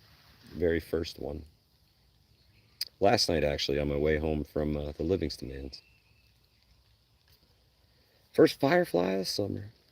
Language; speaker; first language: English; native; English